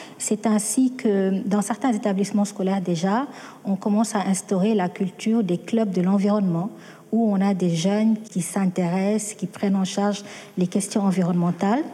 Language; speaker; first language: French; non-native, local second language; Wolof